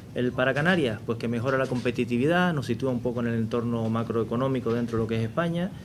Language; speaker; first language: Spanish; native; Spanish